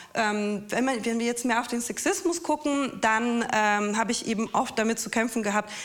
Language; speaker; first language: German; non-native, fluent; Russian